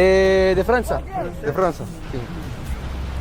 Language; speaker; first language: Portuguese; non-native, learner; French